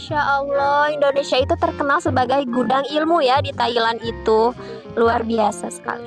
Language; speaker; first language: Indonesian; native; Indonesian